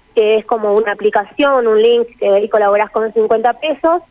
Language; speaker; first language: Spanish; native; Spanish